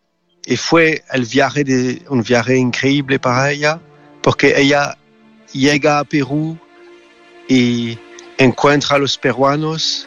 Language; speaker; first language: Spanish; non-native, fluent; French